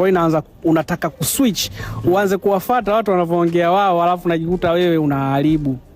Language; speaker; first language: Swahili; native; Swahili